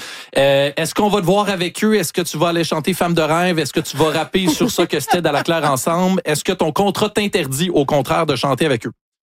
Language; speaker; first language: French; native; French